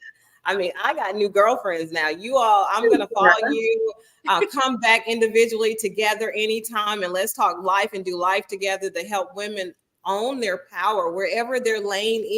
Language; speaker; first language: English; native; English